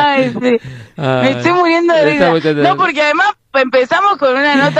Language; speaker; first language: Spanish; native; Spanish